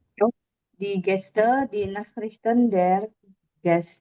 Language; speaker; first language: German; non-native, learner; Indonesian